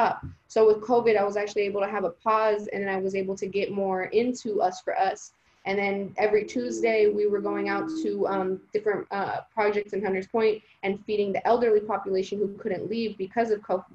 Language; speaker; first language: English; early bilingual, other home language; Spanish